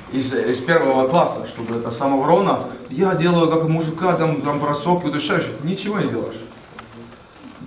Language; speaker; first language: Russian; non-native, learner; Estonian